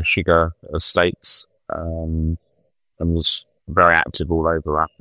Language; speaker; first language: English; native; English